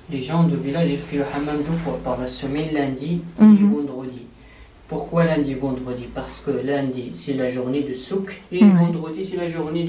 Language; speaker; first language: French; non-native, learner; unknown